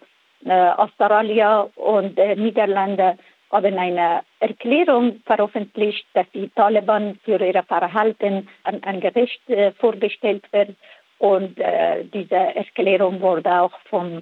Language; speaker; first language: German; non-native, fluent; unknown